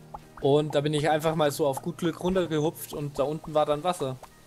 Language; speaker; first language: German; native; German